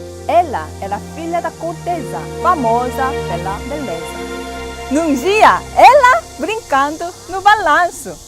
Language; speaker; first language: Portuguese; non-native, fluent; Korean